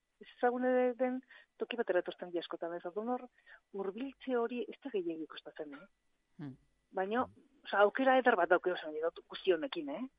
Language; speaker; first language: Basque; non-native, local second language; Spanish